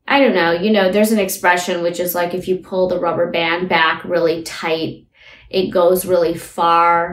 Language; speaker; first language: English; early bilingual, other home language; Hindi